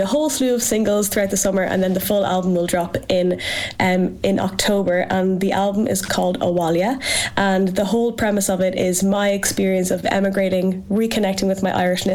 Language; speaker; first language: English; native; English